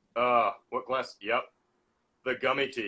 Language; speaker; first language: English; native; English